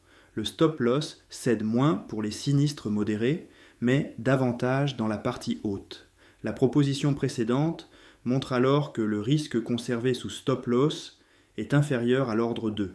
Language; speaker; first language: French; native; French